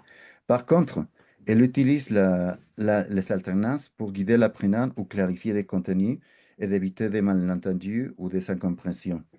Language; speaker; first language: French; non-native, fluent; Spanish